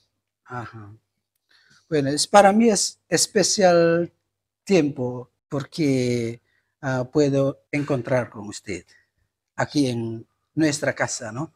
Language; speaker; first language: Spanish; non-native, learner; Indonesian